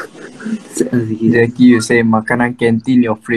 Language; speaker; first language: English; non-native, local second language; Chinese